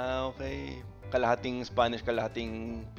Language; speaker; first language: Filipino; non-native, fluent; English